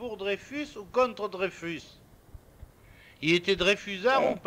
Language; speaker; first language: French; native; French